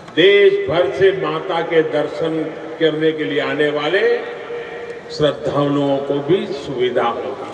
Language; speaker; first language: Hindi; non-native, local second language; Gujarati